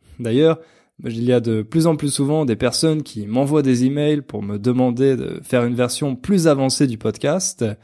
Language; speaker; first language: French; native; French